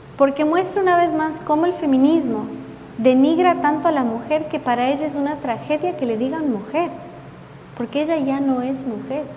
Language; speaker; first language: Spanish; early bilingual, heritage; Spanish